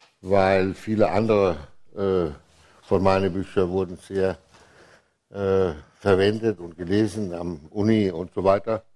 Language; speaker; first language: German; non-native, fluent; Danish